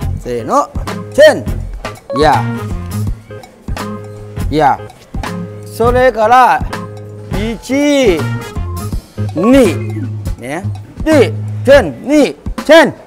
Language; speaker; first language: Japanese; non-native, learner; Thai